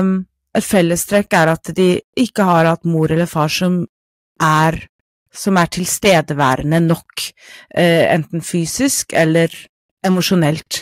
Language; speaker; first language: Norwegian; non-native, fluent; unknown